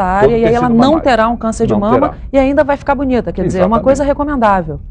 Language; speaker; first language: Portuguese; native; Portuguese